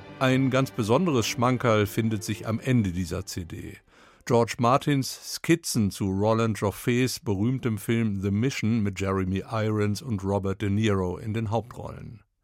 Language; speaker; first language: German; native; German